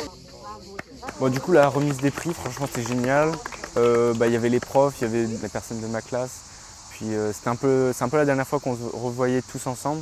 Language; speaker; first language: French; native; French